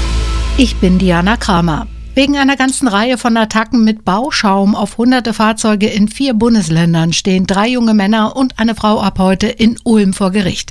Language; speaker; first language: German; native; German